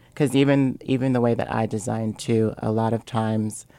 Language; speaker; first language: English; native; English